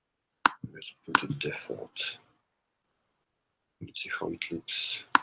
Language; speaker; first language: English; non-native, fluent; Korean